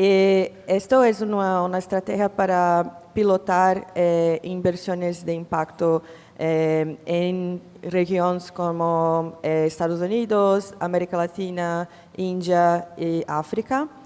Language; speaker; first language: Spanish; non-native, fluent; Portuguese